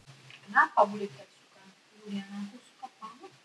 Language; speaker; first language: Indonesian; non-native, learner; Russian